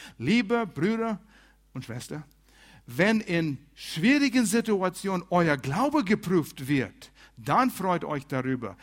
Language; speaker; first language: German; non-native, fluent; English